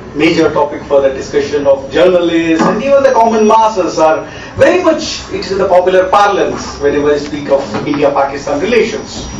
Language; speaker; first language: English; non-native, local second language; Kannada